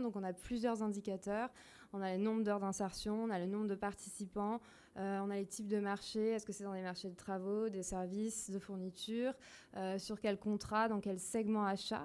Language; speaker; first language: French; native; French